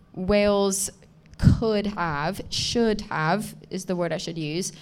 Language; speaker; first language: English; native; English